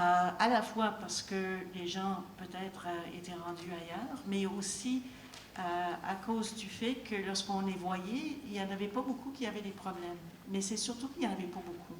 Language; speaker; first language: French; native; French